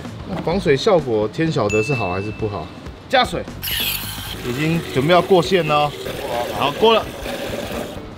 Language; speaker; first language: Chinese; native; Chinese